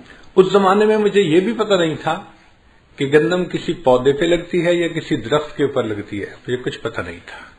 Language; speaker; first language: Urdu; native; Urdu